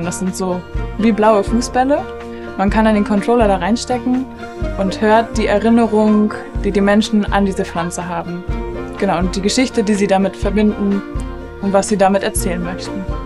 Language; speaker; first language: German; native; German